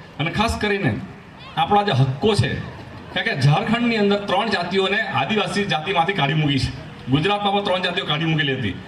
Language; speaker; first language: Gujarati; non-native, local second language; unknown